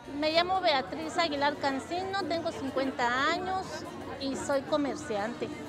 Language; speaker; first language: Spanish; native; Spanish